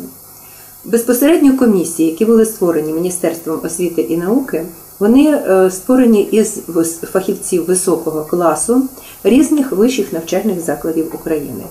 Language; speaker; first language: Ukrainian; native; Ukrainian